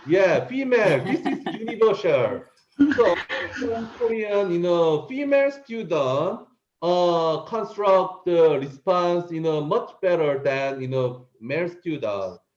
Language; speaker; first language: English; non-native, learner; Korean